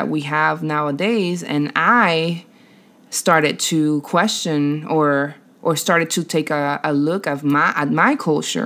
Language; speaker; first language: English; non-native, fluent; Spanish